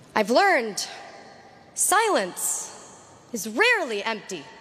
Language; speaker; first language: English; native; English